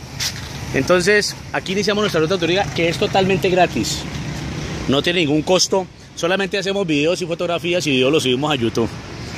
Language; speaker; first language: Spanish; native; Spanish